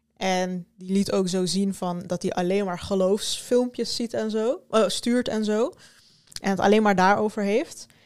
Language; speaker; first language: Dutch; early bilingual, other home language; Turkish